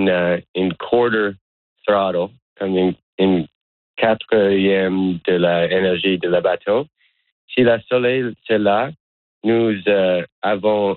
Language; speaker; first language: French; non-native, learner; English